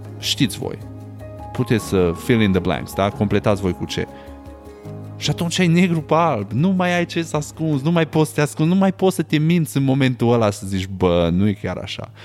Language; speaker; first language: Romanian; native; Romanian